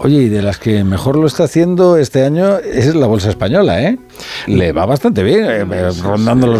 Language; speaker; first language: Spanish; native; Spanish